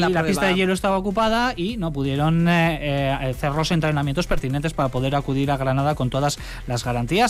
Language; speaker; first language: Spanish; native; Spanish